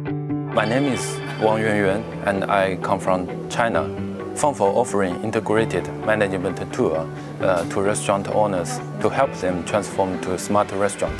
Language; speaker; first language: English; non-native, fluent; Chinese